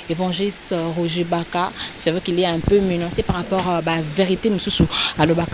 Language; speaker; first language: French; non-native, local second language; Lingala